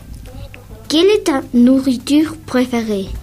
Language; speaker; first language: French; non-native, learner; Spanish